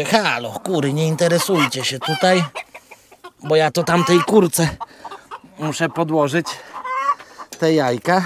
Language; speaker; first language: Polish; native; Polish